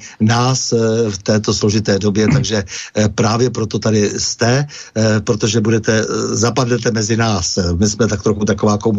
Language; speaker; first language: Czech; native; Czech